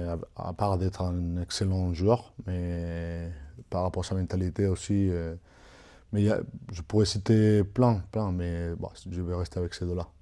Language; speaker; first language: French; non-native, fluent; Spanish